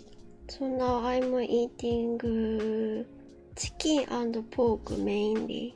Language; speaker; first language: English; non-native, learner; Japanese